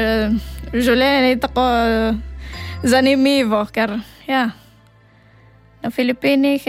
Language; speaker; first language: Slovenian; non-native, learner; Filipino